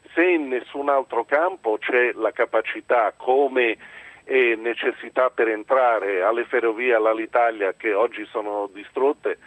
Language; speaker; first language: Italian; early bilingual, other home language; English